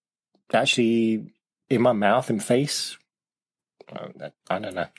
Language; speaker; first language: English; native; English